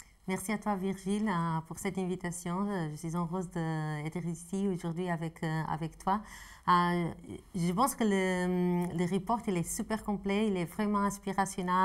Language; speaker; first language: French; non-native, fluent; Portuguese